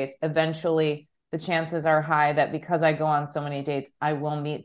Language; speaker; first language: English; native; English